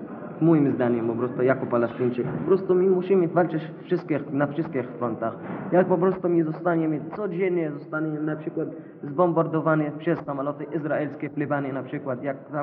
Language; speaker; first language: Polish; non-native, fluent; Arabic